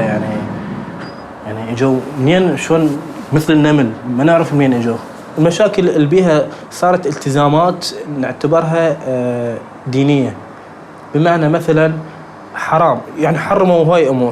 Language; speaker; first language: Arabic; native; Arabic